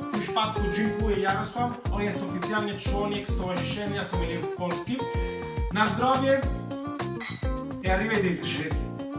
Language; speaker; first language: Polish; non-native, learner; Italian